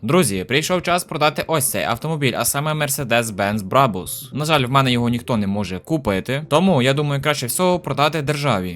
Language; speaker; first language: Ukrainian; native; Ukrainian